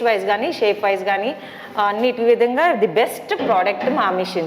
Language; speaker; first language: Telugu; native; Telugu